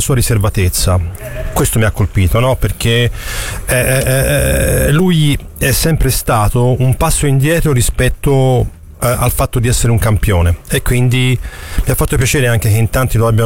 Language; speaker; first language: Italian; native; Italian